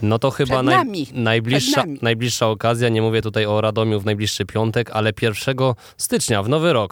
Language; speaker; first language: Polish; native; Polish